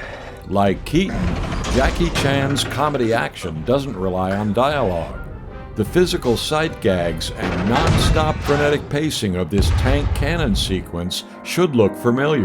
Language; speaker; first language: English; native; English